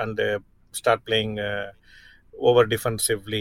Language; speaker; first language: English; non-native, local second language; Tamil